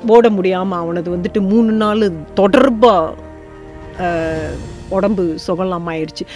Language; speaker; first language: Tamil; early bilingual, heritage; Tamil